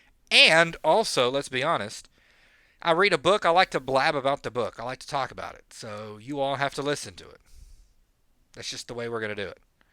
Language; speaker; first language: English; native; English